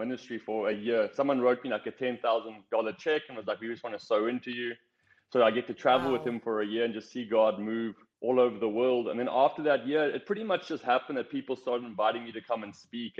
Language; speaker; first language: English; native; English